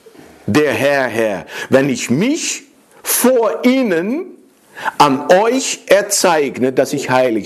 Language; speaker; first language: German; non-native, fluent; Dutch